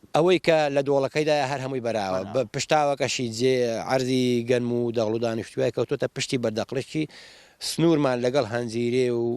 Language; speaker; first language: Central Kurdish; native; Central Kurdish